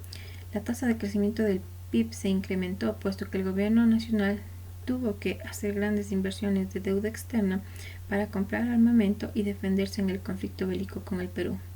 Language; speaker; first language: Spanish; native; Spanish